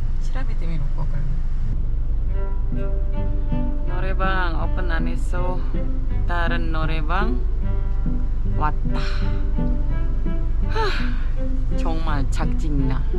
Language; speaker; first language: Korean; non-native, learner; Indonesian